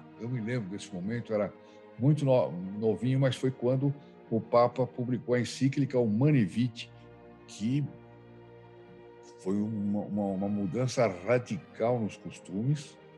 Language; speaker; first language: Portuguese; native; Portuguese